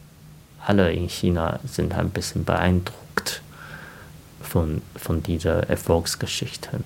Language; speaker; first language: German; non-native, fluent; Chinese